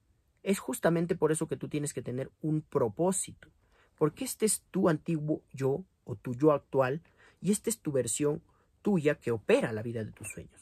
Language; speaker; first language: Spanish; native; Spanish